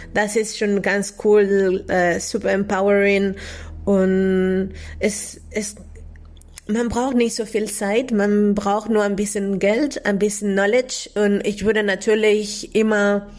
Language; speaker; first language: German; non-native, fluent; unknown